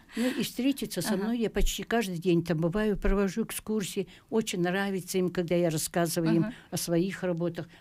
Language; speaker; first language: Russian; native; Russian